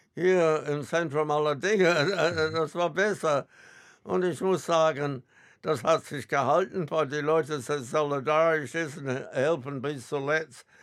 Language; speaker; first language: German; non-native, fluent; English